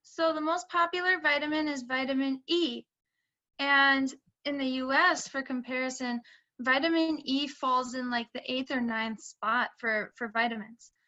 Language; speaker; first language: English; native; English